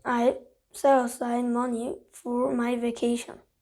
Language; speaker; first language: English; non-native, fluent; Korean